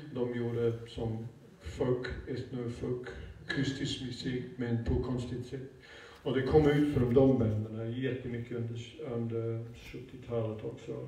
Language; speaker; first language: Swedish; non-native, fluent; English